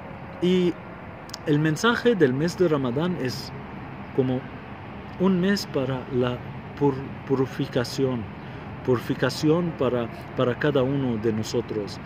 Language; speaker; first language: Spanish; non-native, fluent; Arabic